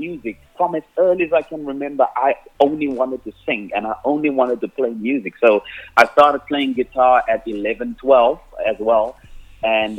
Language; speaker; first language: English; non-native, local second language; Afrikaans